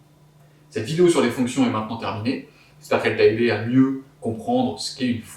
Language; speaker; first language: French; native; French